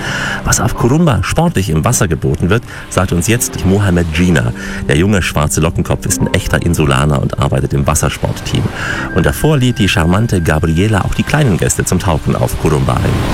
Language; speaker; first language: German; native; German